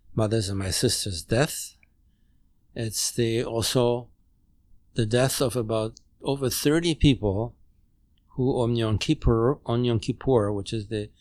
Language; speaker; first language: English; non-native, fluent; German